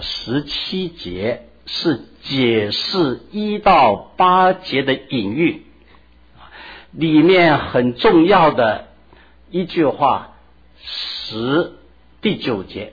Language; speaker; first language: Chinese; native; Chinese